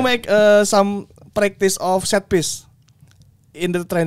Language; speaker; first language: English; non-native, learner; Indonesian